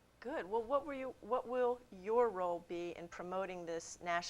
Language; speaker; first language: English; native; English